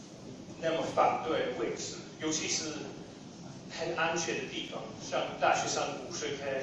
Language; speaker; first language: Chinese; non-native, fluent; English